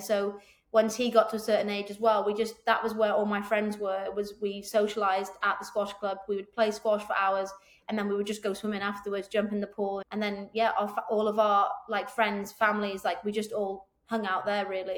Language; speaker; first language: English; native; English